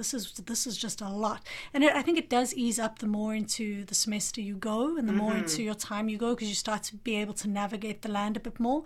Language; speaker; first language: English; native; English